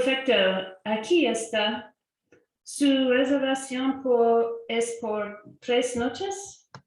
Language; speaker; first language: Spanish; non-native, learner; English